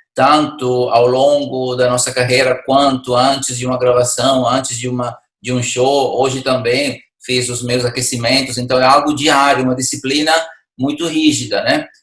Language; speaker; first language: Portuguese; non-native, fluent; Italian